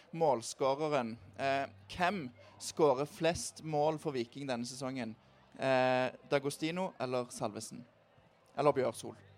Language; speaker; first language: Norwegian; native; Norwegian